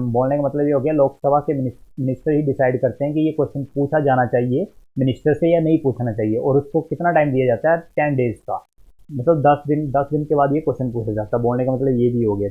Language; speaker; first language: Hindi; native; Hindi